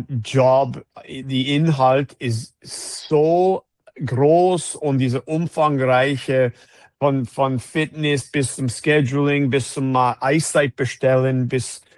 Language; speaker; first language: German; non-native, fluent; English